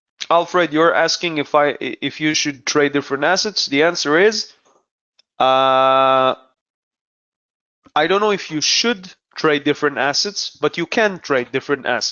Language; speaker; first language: English; non-native, fluent; Hebrew